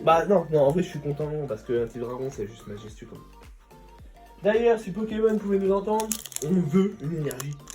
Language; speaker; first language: French; native; French